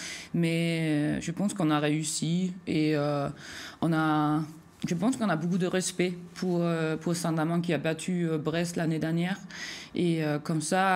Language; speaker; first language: French; non-native, fluent; Danish